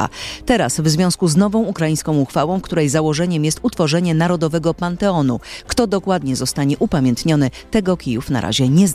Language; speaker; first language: Polish; native; Polish